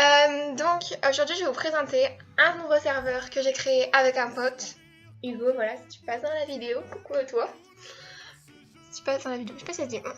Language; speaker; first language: French; native; French